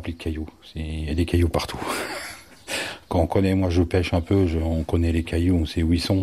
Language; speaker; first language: French; native; French